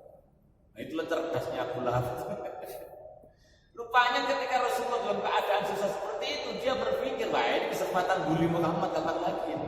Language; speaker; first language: Indonesian; non-native, local second language; Javanese